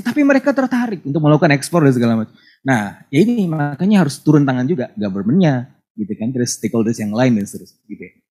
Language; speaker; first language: Indonesian; native; Indonesian